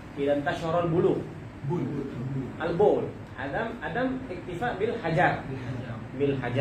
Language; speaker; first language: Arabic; non-native, fluent; Malay